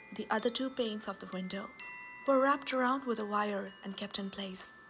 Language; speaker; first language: English; non-native, local second language; Hindi